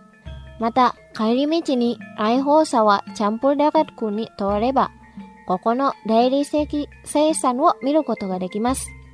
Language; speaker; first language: Japanese; non-native, fluent; Indonesian